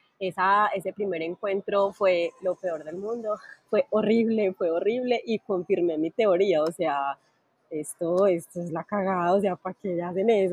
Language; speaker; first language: Spanish; native; Spanish